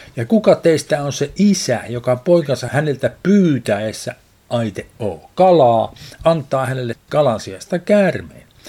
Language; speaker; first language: Finnish; native; Finnish